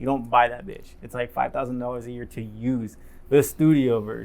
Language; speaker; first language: English; native; English